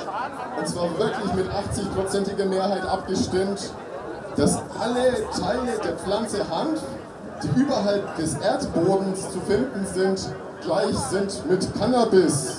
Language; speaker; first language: German; native; German